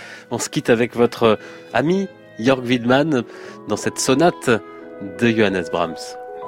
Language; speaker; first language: French; native; French